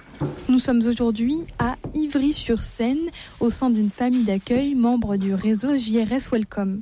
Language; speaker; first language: French; native; French